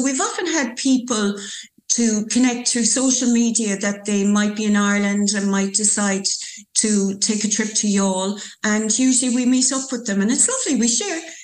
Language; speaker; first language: English; native; English